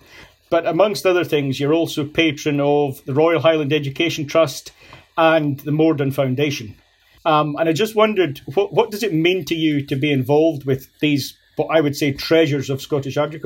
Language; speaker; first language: English; native; English